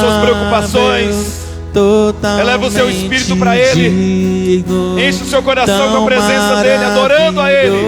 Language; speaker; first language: Portuguese; native; Portuguese